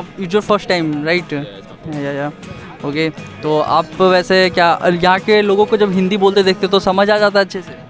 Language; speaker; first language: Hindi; native; Hindi